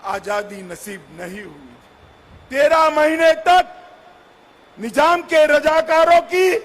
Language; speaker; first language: Hindi; non-native, local second language; Telugu